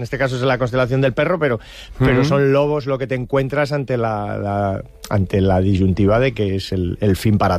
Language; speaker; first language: Spanish; native; Spanish